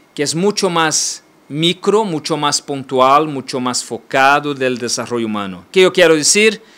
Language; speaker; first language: Spanish; non-native, learner; Portuguese